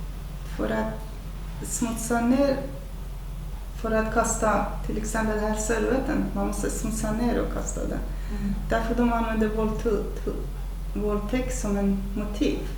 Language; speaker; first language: Swedish; non-native, fluent; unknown